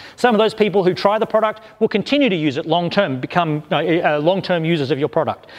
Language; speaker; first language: English; native; English